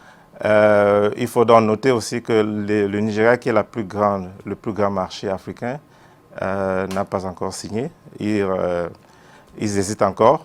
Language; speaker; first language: French; native; French